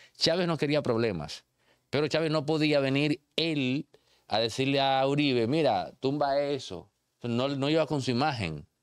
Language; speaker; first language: Spanish; native; Spanish